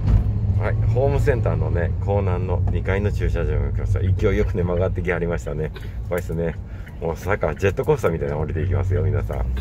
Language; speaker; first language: Japanese; native; Japanese